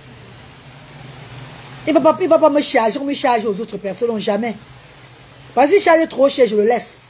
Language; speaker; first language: French; non-native, local second language; Lingala